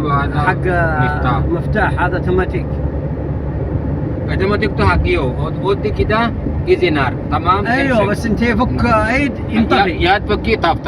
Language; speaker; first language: Arabic; non-native, learner; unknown